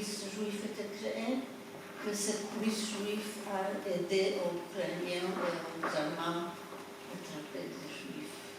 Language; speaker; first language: French; non-native, fluent; Polish